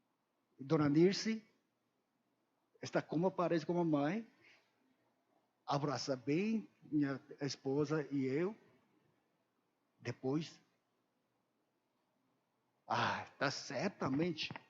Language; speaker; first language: Portuguese; non-native, learner; Korean